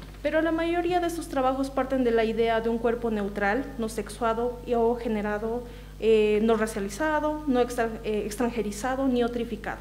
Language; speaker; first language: Spanish; native; Spanish